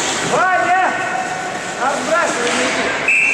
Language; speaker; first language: Russian; native; Russian